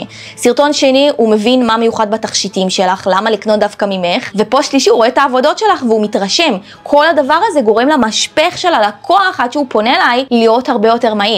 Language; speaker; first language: Hebrew; native; Hebrew